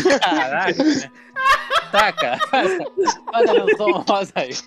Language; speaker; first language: Portuguese; native; Portuguese